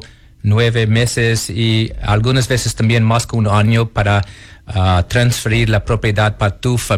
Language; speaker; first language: Spanish; non-native, learner; Portuguese